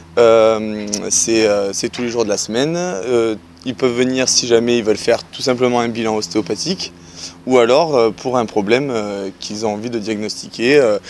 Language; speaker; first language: French; native; French